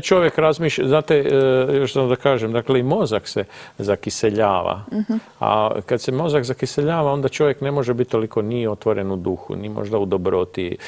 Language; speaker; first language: Croatian; native; Croatian